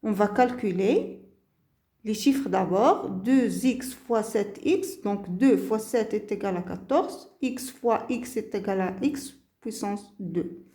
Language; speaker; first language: French; non-native, local second language; Arabic